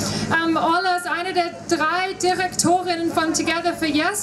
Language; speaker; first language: German; native; German